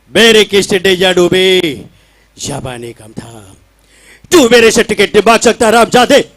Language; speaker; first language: Hindi; non-native, local second language; Marathi